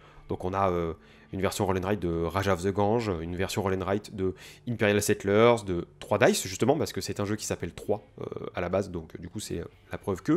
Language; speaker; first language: French; native; French